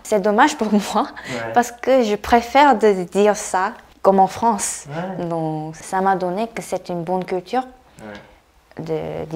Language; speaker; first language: French; non-native, fluent; Korean